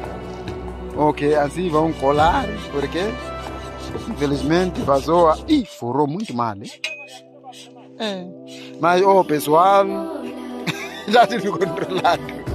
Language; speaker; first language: Portuguese; non-native, local second language; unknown